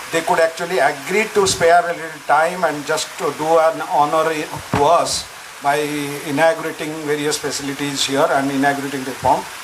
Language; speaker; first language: English; non-native, local second language; Malayalam